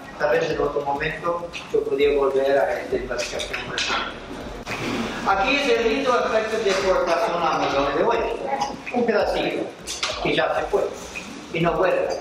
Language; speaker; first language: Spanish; non-native, fluent; English